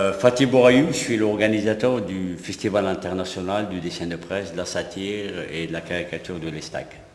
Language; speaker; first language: French; non-native, local second language; Arabic